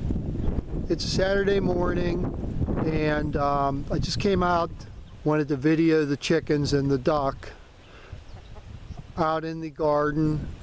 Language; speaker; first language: English; native; English